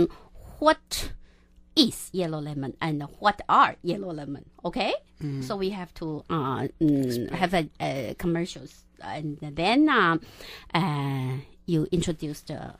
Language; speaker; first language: English; non-native, local second language; Chinese